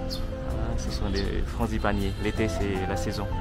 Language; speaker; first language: French; non-native, fluent; Vietnamese